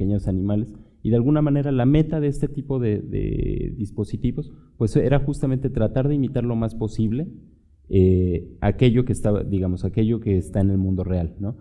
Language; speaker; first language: Spanish; native; Spanish